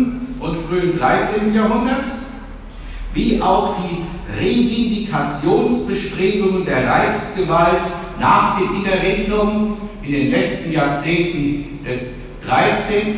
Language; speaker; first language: German; native; German